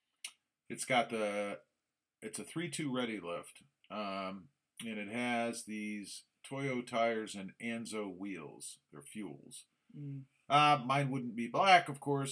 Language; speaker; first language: English; native; English